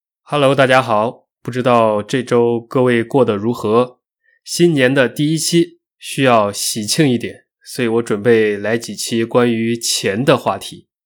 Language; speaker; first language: Chinese; native; Chinese